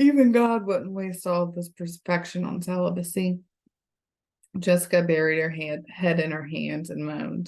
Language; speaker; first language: English; native; English